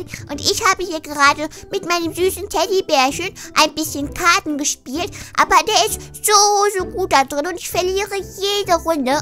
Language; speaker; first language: German; native; German